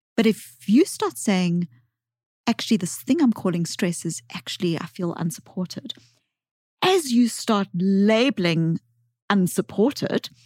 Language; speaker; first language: English; native; English